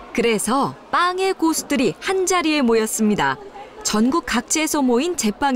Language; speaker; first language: Korean; native; Korean